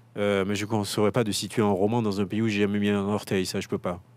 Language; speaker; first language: French; native; French